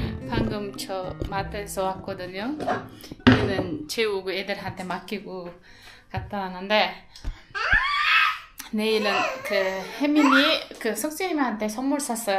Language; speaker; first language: Korean; non-native, fluent; Uzbek